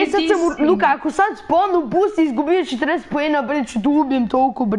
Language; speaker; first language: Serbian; early bilingual, heritage; Serbian